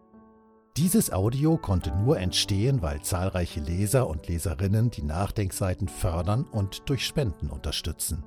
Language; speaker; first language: German; native; German